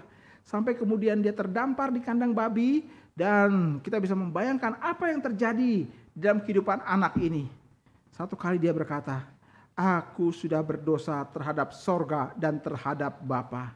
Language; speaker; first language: Indonesian; native; Indonesian